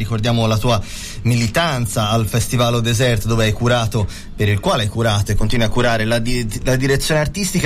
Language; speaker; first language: Italian; native; Italian